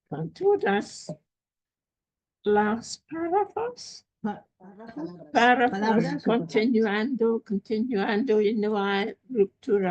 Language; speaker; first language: Spanish; non-native, fluent; English